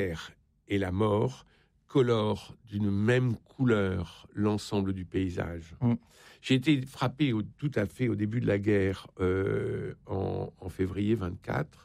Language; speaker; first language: French; native; French